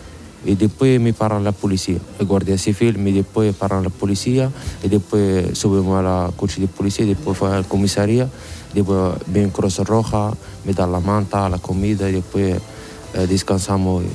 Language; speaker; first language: Spanish; non-native, learner; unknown